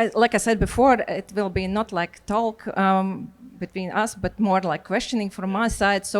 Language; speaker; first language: English; non-native, learner; Latvian